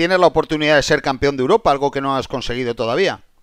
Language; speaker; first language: Spanish; native; Spanish